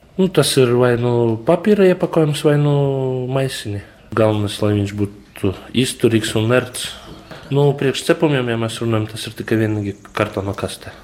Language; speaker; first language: Latvian; non-native, local second language; Russian